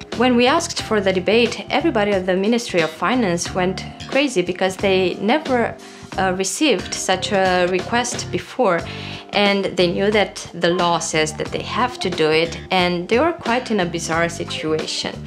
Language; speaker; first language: English; non-native, fluent; Romanian